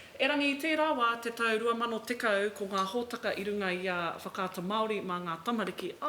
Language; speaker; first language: Māori; non-native, local second language; English